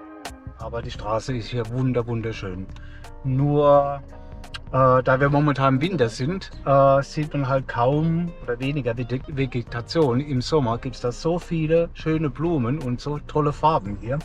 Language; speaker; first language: German; native; German